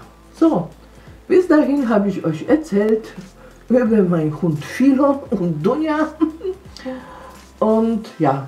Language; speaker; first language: German; non-native, fluent; Polish